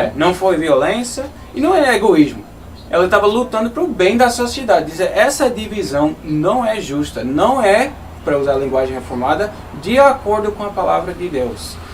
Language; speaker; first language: Portuguese; non-native, fluent; English